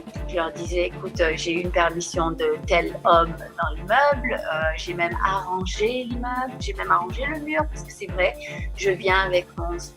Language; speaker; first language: French; non-native, fluent; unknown